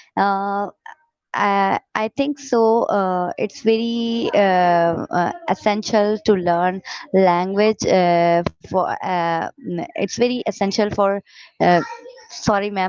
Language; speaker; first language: English; non-native, learner; Urdu